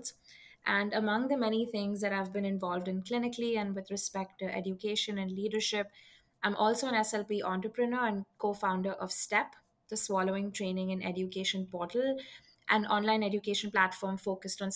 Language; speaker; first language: English; non-native, local second language; Hindi